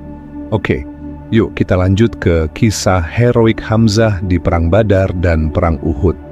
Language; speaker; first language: Indonesian; native; Indonesian